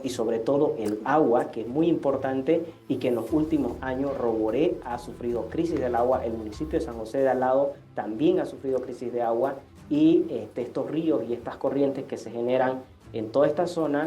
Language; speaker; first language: Spanish; native; Spanish